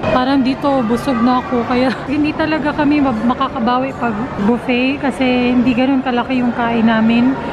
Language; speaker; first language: Filipino; non-native, local second language; Cebuano